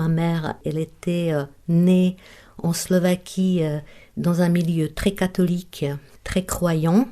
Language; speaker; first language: French; non-native, fluent; Czech